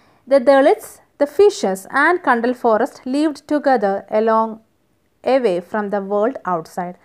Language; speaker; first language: English; non-native, local second language; Malayalam